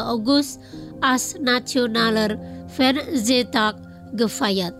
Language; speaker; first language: German; non-native, fluent; Indonesian